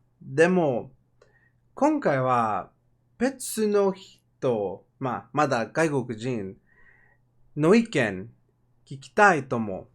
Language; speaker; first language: Japanese; non-native, learner; Spanish